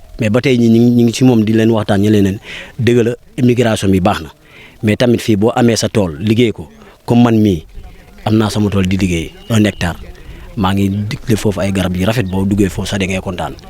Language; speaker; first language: Wolof; non-native, local second language; Jola-Fonyi